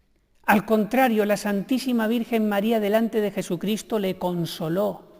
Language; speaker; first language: Spanish; native; Spanish